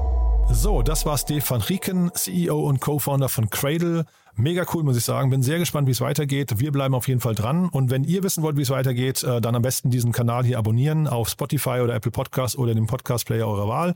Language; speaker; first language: German; native; German